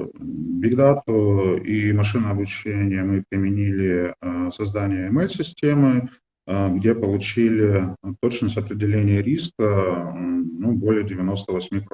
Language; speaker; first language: Russian; native; Russian